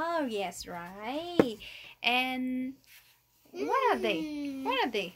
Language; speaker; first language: English; non-native, learner; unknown